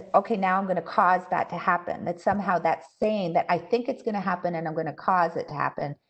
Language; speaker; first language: English; native; English